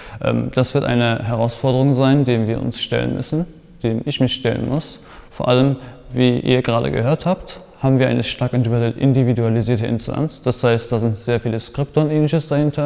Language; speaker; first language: German; native; German